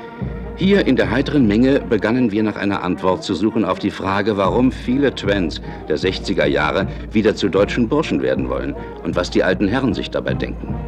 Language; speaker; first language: German; native; German